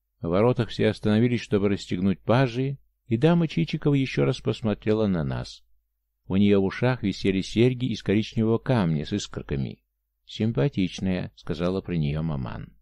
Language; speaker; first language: Russian; native; Russian